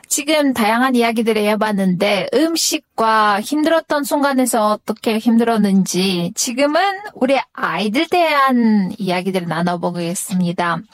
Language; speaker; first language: Korean; non-native, fluent; Kyrgyz